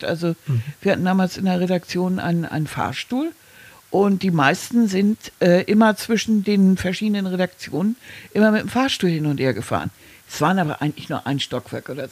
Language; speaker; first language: German; native; German